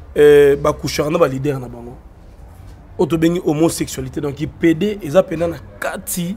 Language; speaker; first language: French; non-native, local second language; Lingala